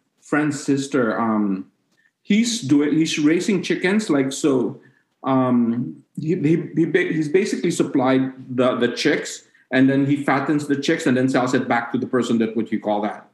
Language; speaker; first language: English; non-native, local second language; Cebuano